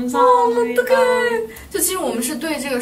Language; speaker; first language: Korean; non-native, fluent; Chinese